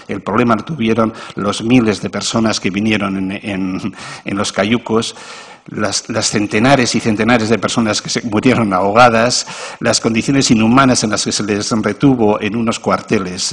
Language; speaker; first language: Spanish; native; Spanish